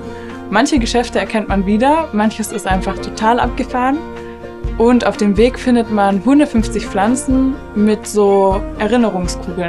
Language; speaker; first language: German; native; German